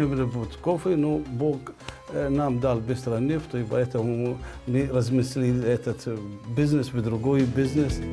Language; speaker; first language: Russian; non-native, learner; Arabic